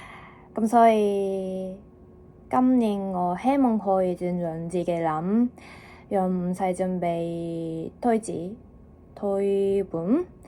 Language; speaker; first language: Cantonese; non-native, learner; Japanese